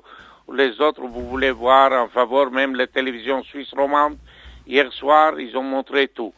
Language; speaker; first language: French; non-native, fluent; Armenian